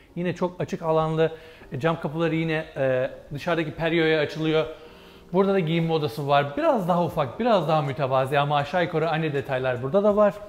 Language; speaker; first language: Turkish; early bilingual, heritage; Turkish